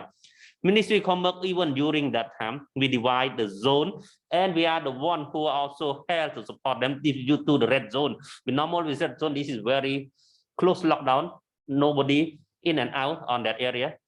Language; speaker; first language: English; non-native, learner; Khmer